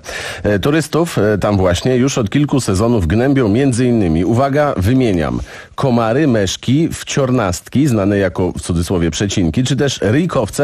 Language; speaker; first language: Polish; native; Polish